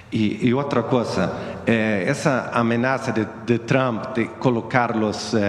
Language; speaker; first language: Spanish; non-native, learner; Swedish